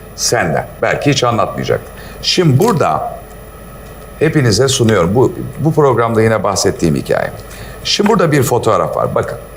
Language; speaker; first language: Turkish; native; Turkish